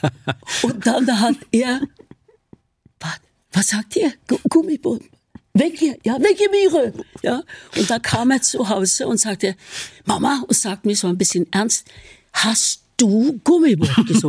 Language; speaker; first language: German; non-native, fluent; Norwegian